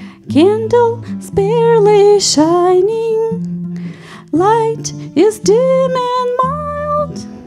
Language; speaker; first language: English; non-native, fluent; Russian